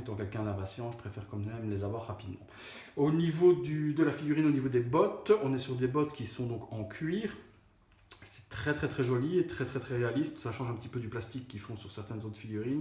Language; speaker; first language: French; native; French